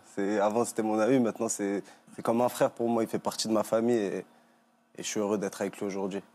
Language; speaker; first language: French; native; French